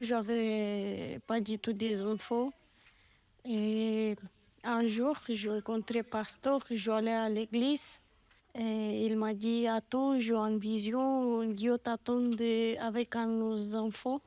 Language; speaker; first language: French; non-native, learner; Romanian